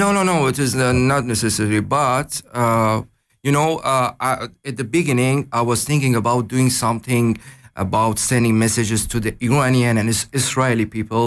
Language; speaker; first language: English; non-native, learner; Persian